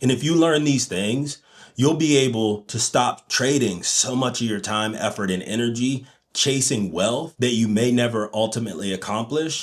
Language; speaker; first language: English; native; English